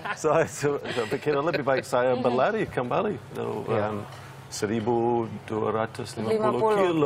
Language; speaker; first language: Indonesian; non-native, learner; English